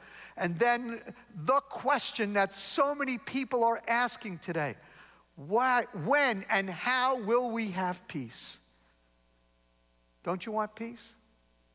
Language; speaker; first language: English; native; English